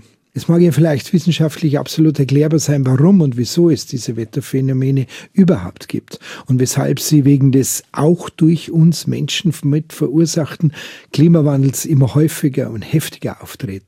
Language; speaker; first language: German; native; German